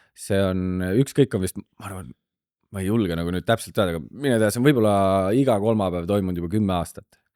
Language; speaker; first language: Estonian; native; Estonian